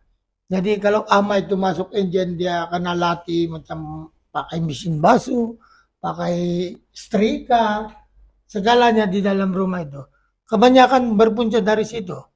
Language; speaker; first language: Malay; non-native, local second language; Filipino